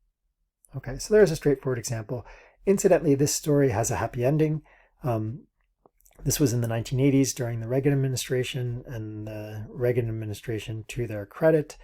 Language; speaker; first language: English; native; English